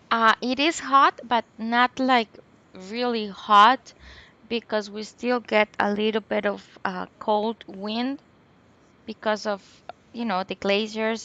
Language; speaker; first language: English; non-native, local second language; Spanish